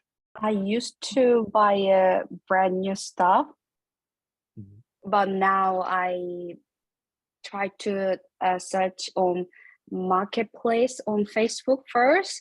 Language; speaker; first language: English; non-native, learner; Korean